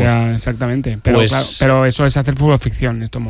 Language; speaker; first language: Spanish; native; Spanish